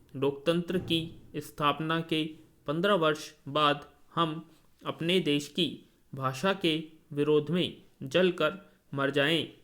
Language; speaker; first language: Hindi; native; Hindi